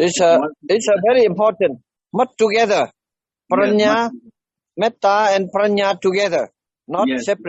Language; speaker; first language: English; non-native, learner; Vietnamese